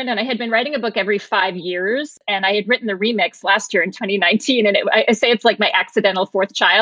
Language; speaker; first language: English; native; English